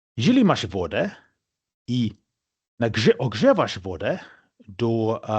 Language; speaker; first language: Polish; non-native, fluent; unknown